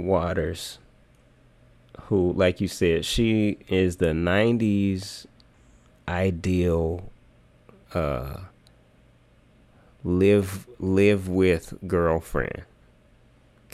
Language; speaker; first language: English; native; English